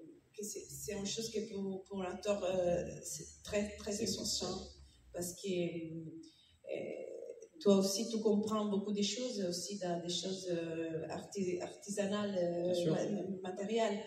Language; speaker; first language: French; non-native, learner; Italian